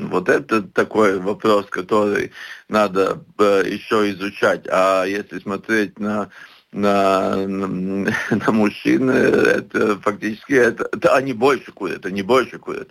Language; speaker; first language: Russian; non-native, local second language; Latvian